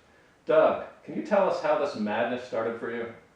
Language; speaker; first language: English; native; English